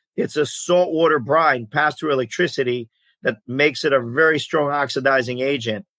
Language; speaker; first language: English; early bilingual, other home language; Greek